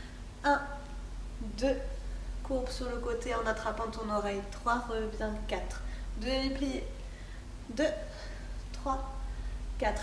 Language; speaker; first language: French; native; French